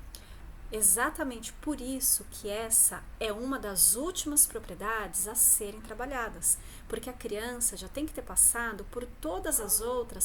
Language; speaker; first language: Portuguese; native; Portuguese